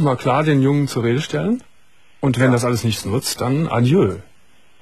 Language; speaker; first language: German; native; German